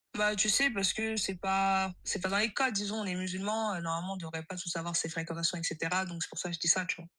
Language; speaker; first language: French; early bilingual, other home language; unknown